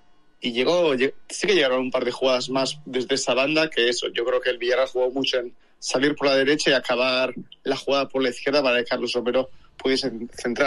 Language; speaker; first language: Spanish; native; Spanish